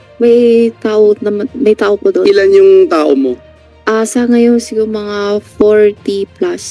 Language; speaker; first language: Filipino; non-native, learner; Chinese